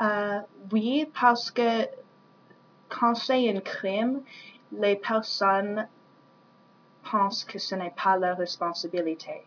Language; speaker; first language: French; non-native, learner; English